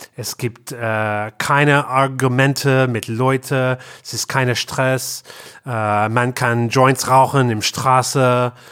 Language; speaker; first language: German; non-native, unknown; English